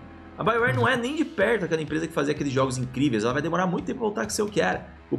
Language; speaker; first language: Portuguese; native; Portuguese